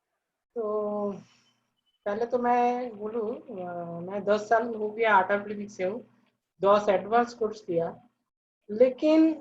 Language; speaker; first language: Hindi; non-native, local second language; Bangla